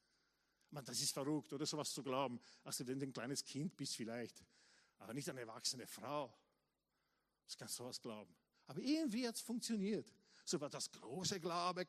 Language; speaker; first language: German; non-native, fluent; English